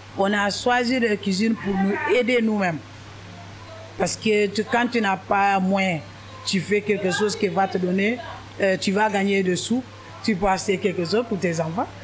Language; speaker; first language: French; non-native, local second language; Wolof